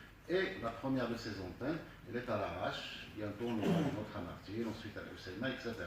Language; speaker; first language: French; native; French